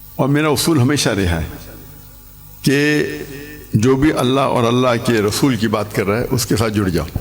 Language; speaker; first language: Urdu; non-native, local second language; English